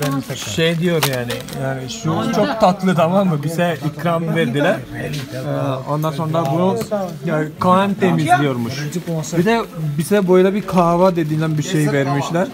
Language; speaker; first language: Turkish; non-native, fluent; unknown